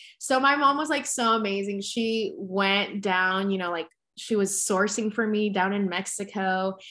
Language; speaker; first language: English; early bilingual, other home language; Spanish